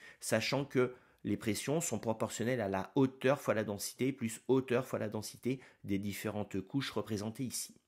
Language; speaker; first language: French; native; French